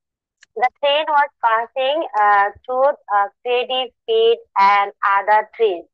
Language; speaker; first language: English; non-native, learner; Bangla